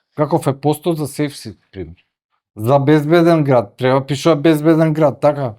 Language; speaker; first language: Macedonian; native; Macedonian